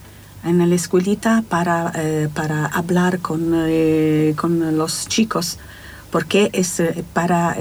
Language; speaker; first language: Spanish; non-native, learner; Italian